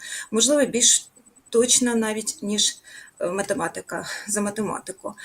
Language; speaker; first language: Ukrainian; native; Ukrainian